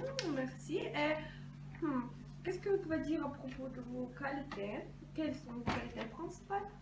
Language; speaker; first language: French; non-native, fluent; Russian